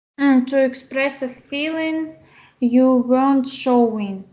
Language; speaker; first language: English; non-native, learner; Russian